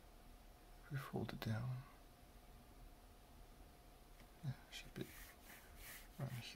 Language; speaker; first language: English; native; English